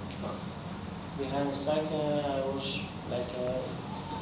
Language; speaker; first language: English; non-native, learner; Greek